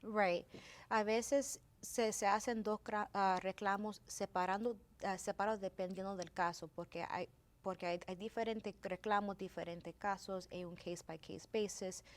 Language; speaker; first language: Spanish; early bilingual, heritage; Spanish